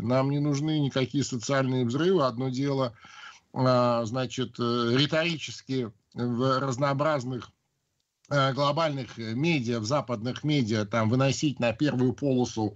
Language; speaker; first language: Russian; native; Russian